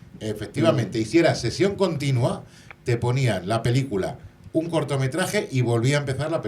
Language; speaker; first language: Spanish; native; Spanish